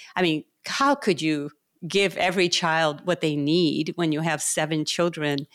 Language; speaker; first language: English; non-native, fluent; Spanish